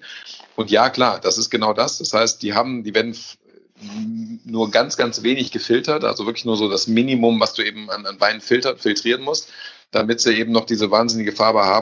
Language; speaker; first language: German; native; German